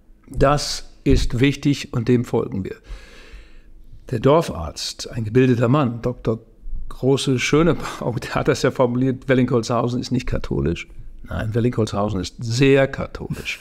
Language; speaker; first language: German; native; German